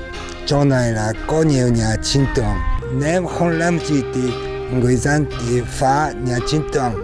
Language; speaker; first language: Vietnamese; non-native, learner; Japanese